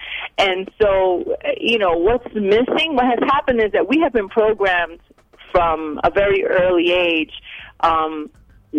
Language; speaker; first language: English; native; English